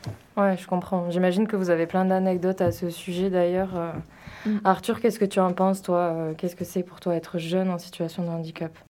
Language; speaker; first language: French; native; French